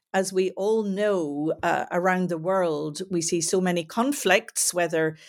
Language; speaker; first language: English; native; English